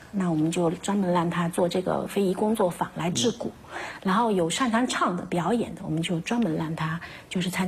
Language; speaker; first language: Chinese; non-native, local second language; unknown